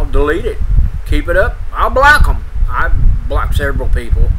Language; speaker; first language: English; native; English